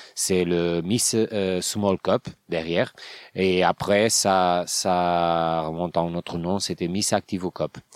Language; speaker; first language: French; non-native, learner; Portuguese